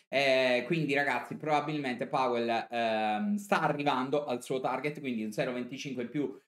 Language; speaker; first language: Italian; native; Italian